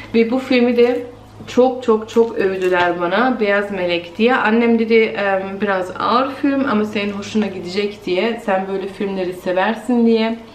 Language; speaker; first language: Turkish; early bilingual, heritage; Turkish